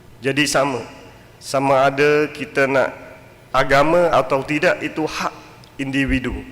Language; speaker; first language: Malay; non-native, fluent; Western Cham